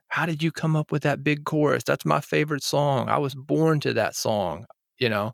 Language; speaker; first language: English; native; English